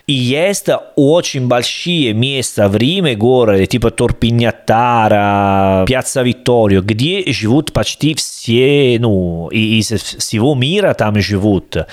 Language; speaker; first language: Russian; non-native, learner; Italian